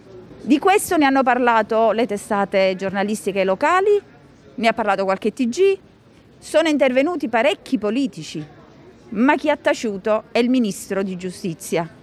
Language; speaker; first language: Italian; native; Italian